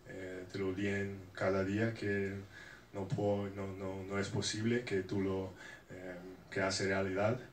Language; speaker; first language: Spanish; non-native, learner; English